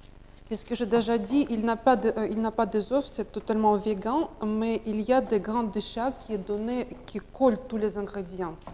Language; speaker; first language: French; non-native, learner; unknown